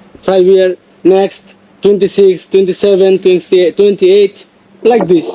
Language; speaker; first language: English; non-native, local second language; Bangla